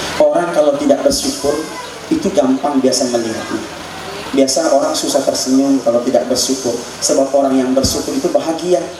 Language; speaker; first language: Indonesian; non-native, local second language; Buginese